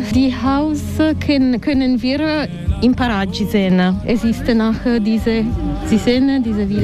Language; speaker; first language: German; non-native, learner; Italian